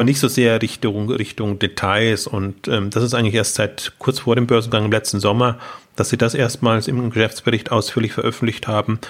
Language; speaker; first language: German; native; German